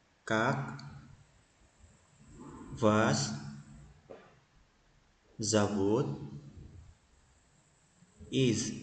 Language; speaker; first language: Russian; non-native, fluent; Indonesian